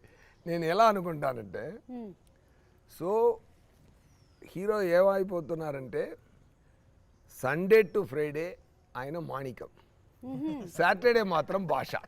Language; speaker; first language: Telugu; non-native, fluent; Tamil